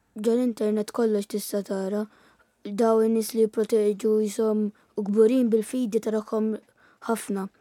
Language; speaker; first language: Maltese; early bilingual, other home language; Italian